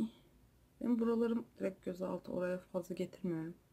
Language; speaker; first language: Turkish; native; Turkish